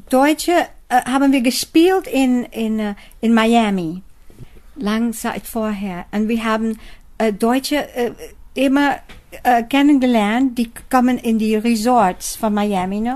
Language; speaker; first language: German; non-native, learner; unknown